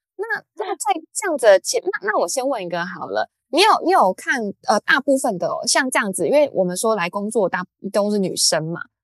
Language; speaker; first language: Chinese; native; Chinese